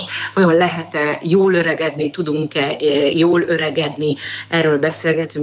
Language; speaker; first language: Hungarian; native; Hungarian